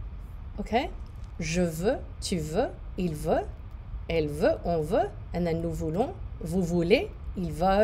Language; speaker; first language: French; non-native, fluent; English